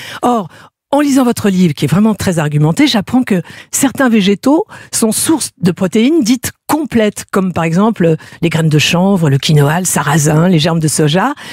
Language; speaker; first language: French; native; French